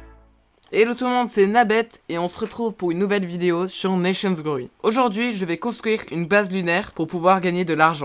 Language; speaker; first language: French; native; French